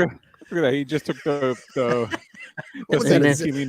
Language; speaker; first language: English; native; English